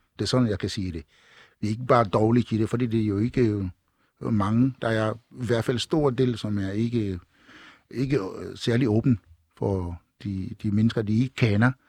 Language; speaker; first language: Danish; non-native, fluent; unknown